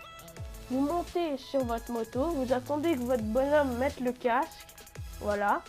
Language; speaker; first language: French; native; French